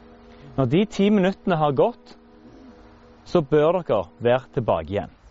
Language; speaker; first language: Norwegian; native; Norwegian